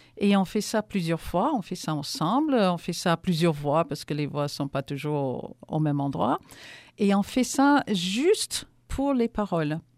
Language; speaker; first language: French; non-native, fluent; English